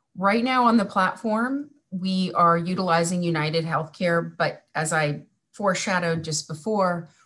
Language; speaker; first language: English; native; English